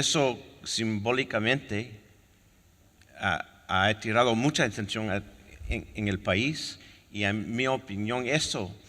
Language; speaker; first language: Spanish; non-native, fluent; French